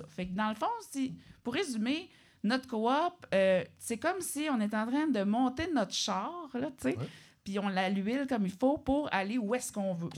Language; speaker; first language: French; native; French